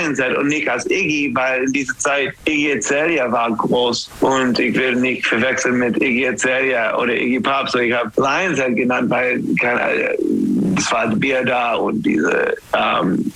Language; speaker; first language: German; non-native, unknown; English